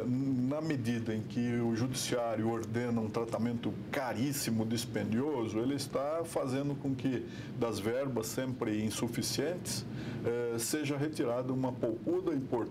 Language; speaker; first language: Portuguese; native; Portuguese